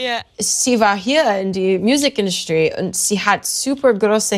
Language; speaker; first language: German; non-native, learner; English